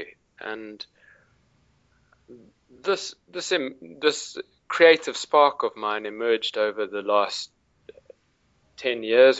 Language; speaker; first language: English; native; English